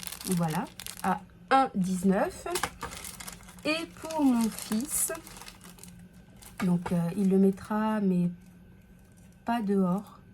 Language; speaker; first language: French; native; French